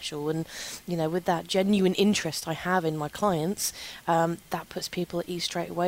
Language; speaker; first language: English; native; English